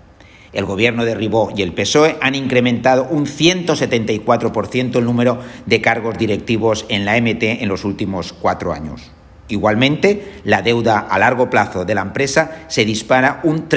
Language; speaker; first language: Spanish; native; Spanish